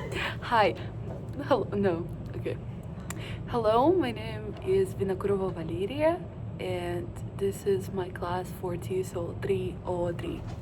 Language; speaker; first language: English; non-native, fluent; Russian